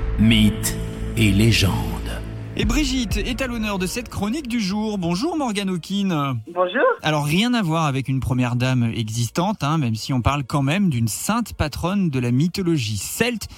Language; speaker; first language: French; native; French